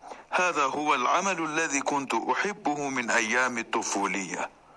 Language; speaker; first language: Arabic; non-native, fluent; Persian